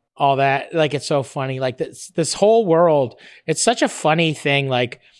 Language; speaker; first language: English; native; English